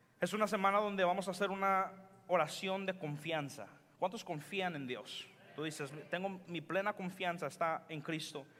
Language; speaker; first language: Spanish; early bilingual, heritage; Spanish